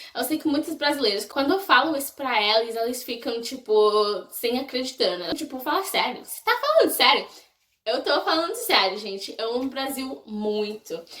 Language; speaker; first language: Portuguese; non-native, fluent; English